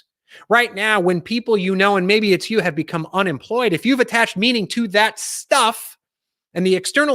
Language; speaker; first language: English; native; English